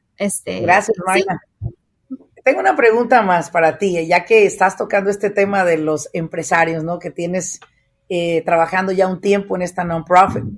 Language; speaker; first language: Spanish; native; Spanish